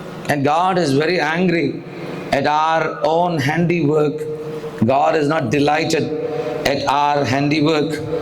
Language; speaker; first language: English; non-native, local second language; Telugu